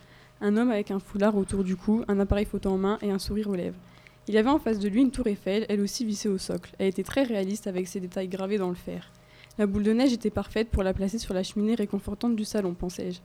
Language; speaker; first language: French; native; French